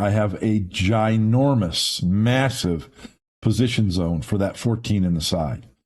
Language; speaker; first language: English; native; English